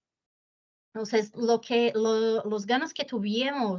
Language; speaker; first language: Spanish; non-native, fluent; Portuguese